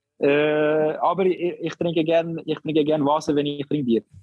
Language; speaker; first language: German; non-native, learner; Albanian